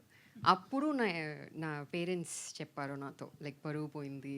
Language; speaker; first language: Telugu; non-native, fluent; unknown